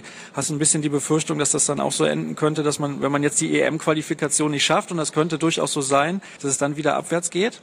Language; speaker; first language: German; native; German